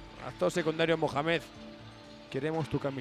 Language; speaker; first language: Spanish; native; Spanish